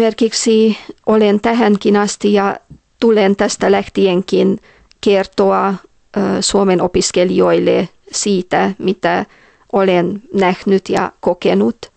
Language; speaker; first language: Finnish; non-native, fluent; Hungarian